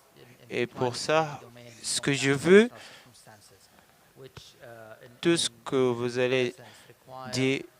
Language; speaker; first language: French; non-native, learner; Arabic